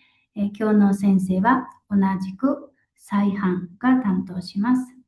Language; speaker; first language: Japanese; non-native, local second language; Mongolian